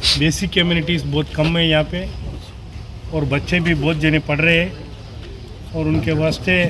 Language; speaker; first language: Hindi; non-native, local second language; Urdu